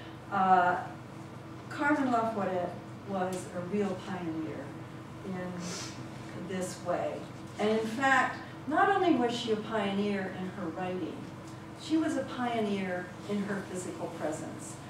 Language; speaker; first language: English; native; English